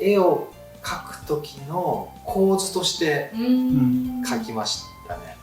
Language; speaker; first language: Japanese; native; Japanese